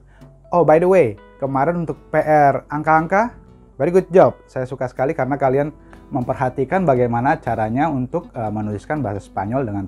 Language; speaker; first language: Indonesian; native; Indonesian